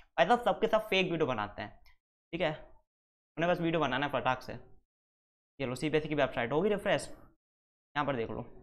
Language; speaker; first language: Hindi; native; Hindi